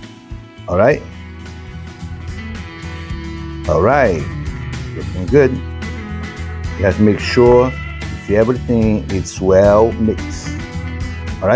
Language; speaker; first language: English; non-native, fluent; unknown